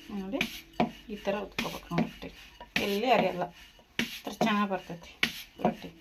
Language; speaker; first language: Kannada; native; Kannada